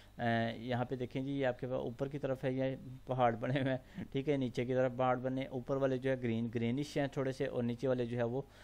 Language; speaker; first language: Urdu; non-native, local second language; Punjabi